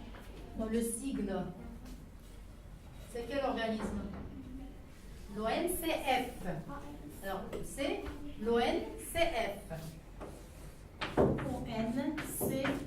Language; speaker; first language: French; non-native, local second language; Arabic